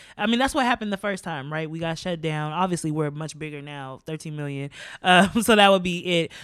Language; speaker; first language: English; native; English